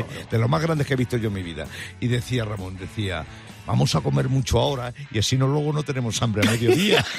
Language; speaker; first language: Spanish; native; Spanish